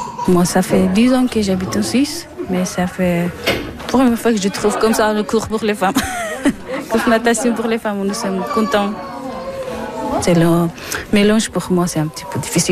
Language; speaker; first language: French; non-native, learner; Persian